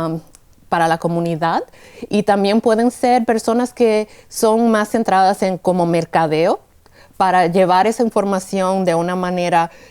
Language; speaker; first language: Spanish; early bilingual, heritage; Spanish